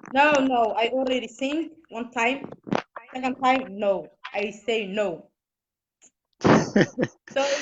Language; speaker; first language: English; non-native, learner; Somali